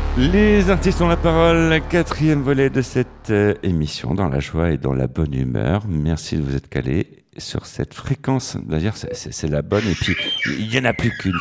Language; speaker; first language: French; native; French